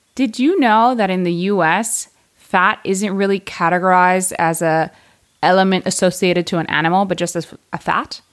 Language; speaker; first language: English; native; English